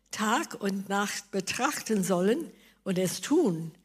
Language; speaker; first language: German; non-native, fluent; English